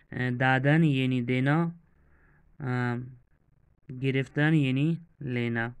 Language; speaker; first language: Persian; non-native, fluent; Urdu